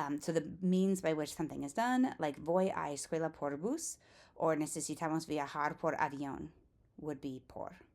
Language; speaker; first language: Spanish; non-native, fluent; English